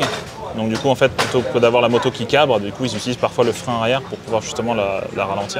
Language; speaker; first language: French; native; French